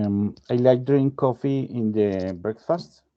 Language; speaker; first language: English; non-native, learner; Spanish